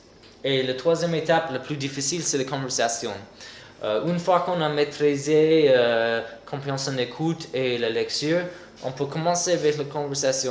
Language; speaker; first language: French; non-native, fluent; English